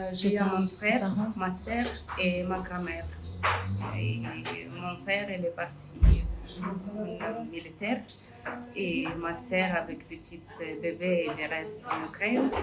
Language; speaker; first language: French; non-native, learner; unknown